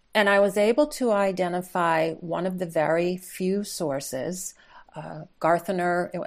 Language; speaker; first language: English; native; English